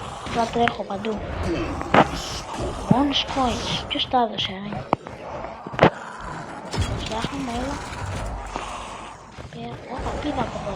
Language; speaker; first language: Greek; native; Greek